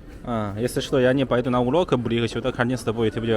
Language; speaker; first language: Russian; non-native, learner; Chinese